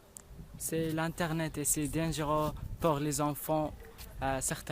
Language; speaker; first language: French; non-native, learner; Arabic